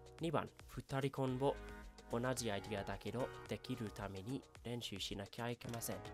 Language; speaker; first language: Japanese; non-native, learner; English